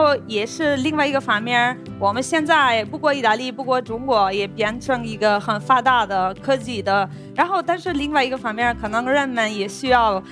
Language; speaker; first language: Chinese; non-native, fluent; Italian